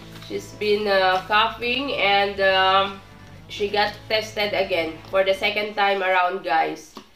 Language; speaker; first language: English; non-native, local second language; Filipino